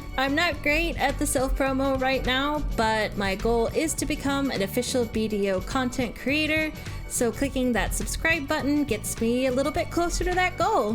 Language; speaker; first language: English; native; English